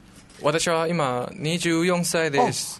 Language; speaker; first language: Japanese; non-native, learner; Chinese